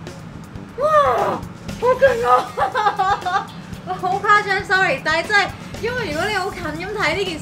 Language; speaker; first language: Cantonese; native; Cantonese